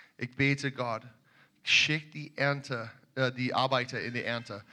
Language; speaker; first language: German; non-native, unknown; English